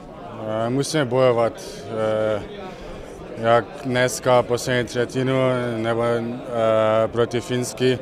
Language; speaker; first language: Czech; non-native, fluent; Slovenian